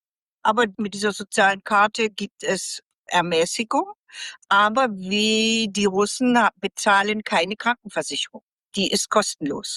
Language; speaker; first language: German; native; German